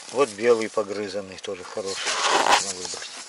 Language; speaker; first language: Russian; native; Russian